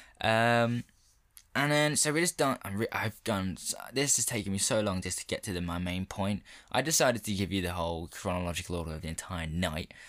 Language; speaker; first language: English; native; English